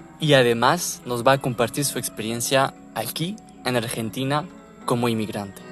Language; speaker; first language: Spanish; non-native, fluent; French